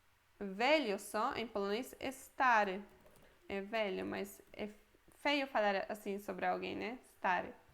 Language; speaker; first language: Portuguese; non-native, fluent; Polish